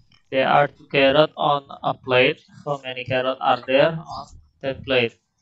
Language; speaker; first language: English; non-native, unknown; Indonesian